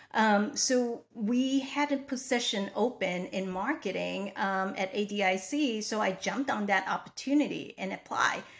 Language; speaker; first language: English; non-native, local second language; Cantonese